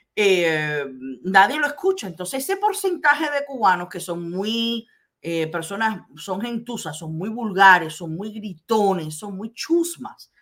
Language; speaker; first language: Spanish; early bilingual, heritage; Spanish